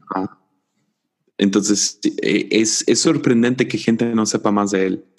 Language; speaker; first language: Spanish; native; Spanish